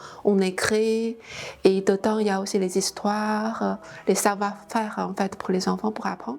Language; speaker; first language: French; non-native, fluent; Chinese